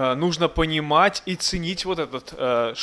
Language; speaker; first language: Russian; native; Russian